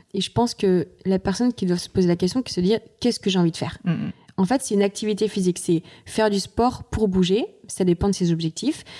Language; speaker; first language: French; native; French